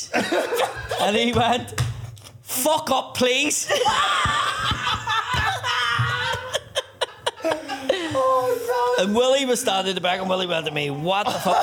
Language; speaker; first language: English; native; English